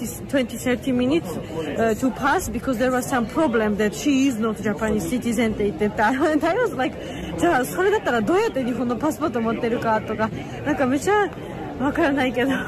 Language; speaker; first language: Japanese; non-native, fluent; Georgian